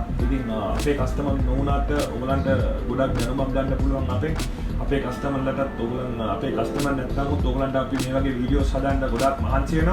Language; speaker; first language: Sinhala; non-native, local second language; Tamil